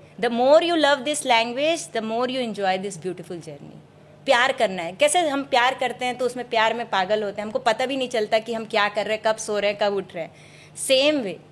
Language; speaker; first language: Hindi; native; Hindi